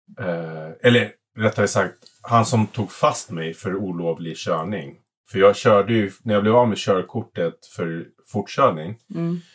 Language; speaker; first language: Swedish; early bilingual, other home language; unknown